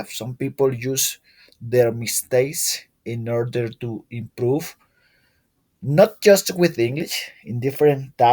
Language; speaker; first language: English; non-native, learner; Spanish